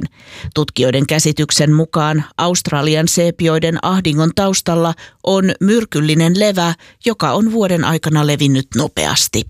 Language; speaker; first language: Finnish; native; Finnish